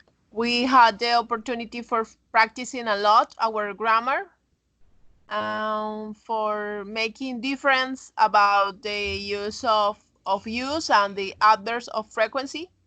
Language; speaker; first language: English; non-native, learner; Spanish